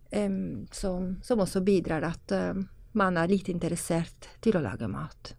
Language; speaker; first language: Norwegian; non-native, fluent; Italian